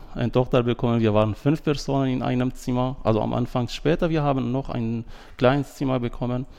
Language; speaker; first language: German; non-native, fluent; Arabic